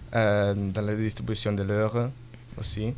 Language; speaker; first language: French; non-native, learner; Italian